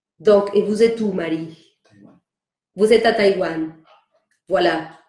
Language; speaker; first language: French; non-native, fluent; Spanish